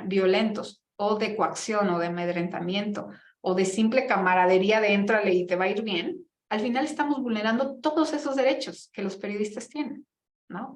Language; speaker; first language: Spanish; native; Spanish